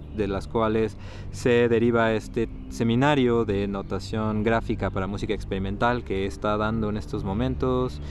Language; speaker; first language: Spanish; native; Spanish